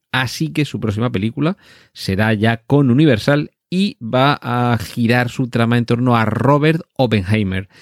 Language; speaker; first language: Spanish; native; Spanish